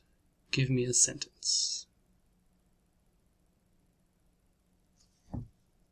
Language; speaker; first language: German; non-native, learner; English